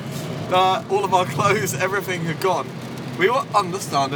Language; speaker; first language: English; native; English